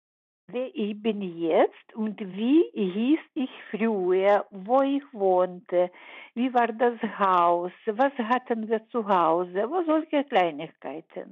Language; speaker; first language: German; early bilingual, heritage; German